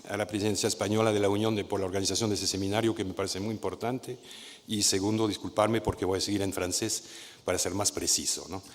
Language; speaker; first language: Spanish; non-native, learner; French